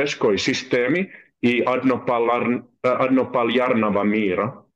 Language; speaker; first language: Russian; non-native, learner; Finnish